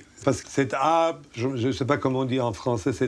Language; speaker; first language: French; non-native, fluent; Turkish